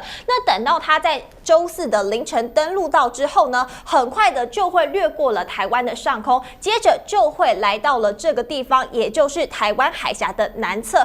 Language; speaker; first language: Chinese; native; Chinese